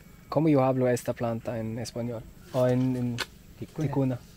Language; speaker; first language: Spanish; non-native, learner; German